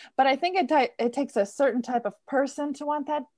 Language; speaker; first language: English; native; English